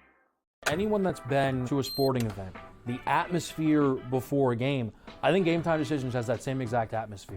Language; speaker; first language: English; native; English